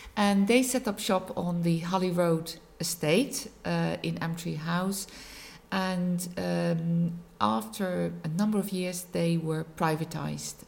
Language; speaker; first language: English; non-native, fluent; Dutch